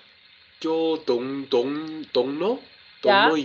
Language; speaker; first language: Korean; non-native, learner; English